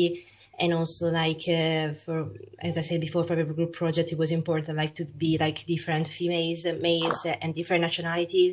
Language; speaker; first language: English; non-native, fluent; Italian